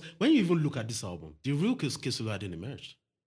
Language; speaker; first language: English; non-native, local second language; Yoruba